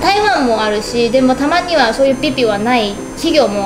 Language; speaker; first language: Japanese; non-native, learner; Chinese